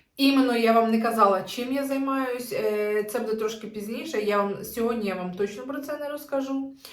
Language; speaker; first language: Ukrainian; native; Ukrainian